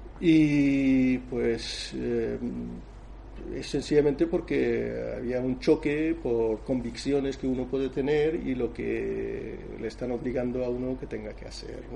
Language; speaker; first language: Spanish; non-native, fluent; Persian